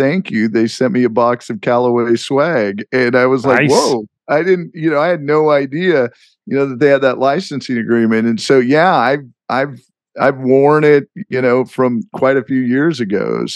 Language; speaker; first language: English; native; English